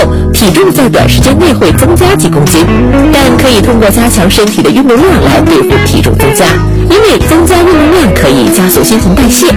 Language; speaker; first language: Chinese; native; Chinese